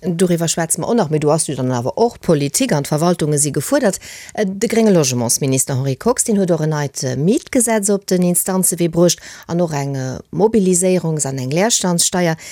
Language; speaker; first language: Luxembourgish; native; Luxembourgish